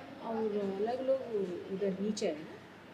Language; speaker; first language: Hindi; non-native, local second language; Telugu